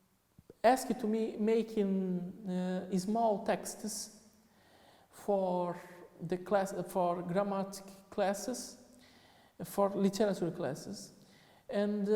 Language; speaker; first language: English; non-native, fluent; Portuguese